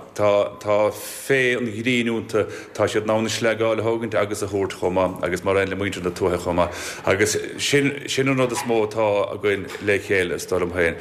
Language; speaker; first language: Irish; native; Irish